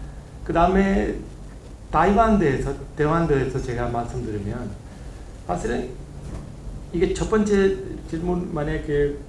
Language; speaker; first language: Korean; non-native, learner; Hindi